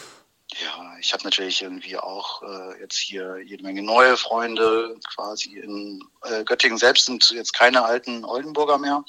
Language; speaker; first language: German; native; German